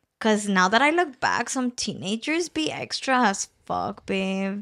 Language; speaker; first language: English; early bilingual, other home language; Spanish